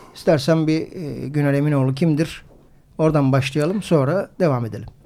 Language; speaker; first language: Turkish; native; Turkish